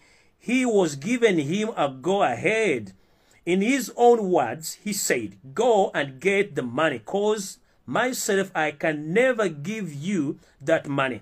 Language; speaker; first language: English; non-native, local second language; Ganda